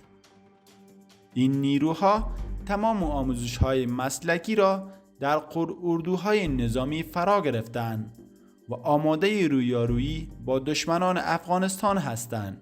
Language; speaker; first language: Persian; native; Persian